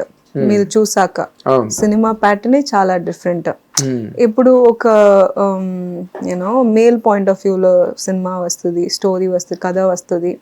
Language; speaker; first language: Telugu; non-native, fluent; Kannada